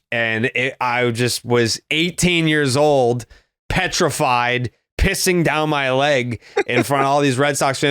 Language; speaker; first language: English; native; English